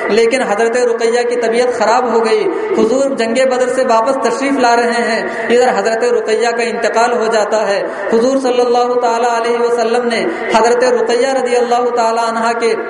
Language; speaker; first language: Urdu; native; Urdu